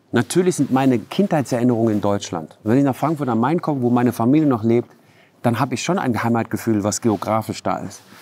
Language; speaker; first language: German; early bilingual, other home language; Turkish